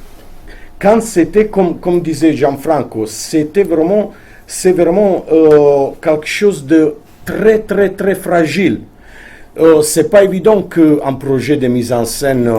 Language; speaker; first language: French; non-native, fluent; Italian